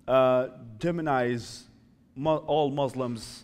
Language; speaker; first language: English; non-native, fluent; Arabic